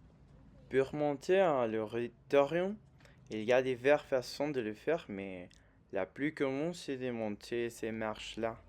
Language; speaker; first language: French; non-native, fluent; Spanish